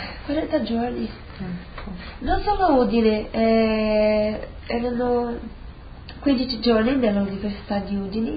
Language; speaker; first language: Italian; non-native, learner; Portuguese